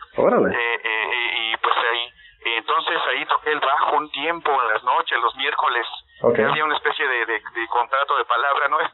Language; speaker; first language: Spanish; native; Spanish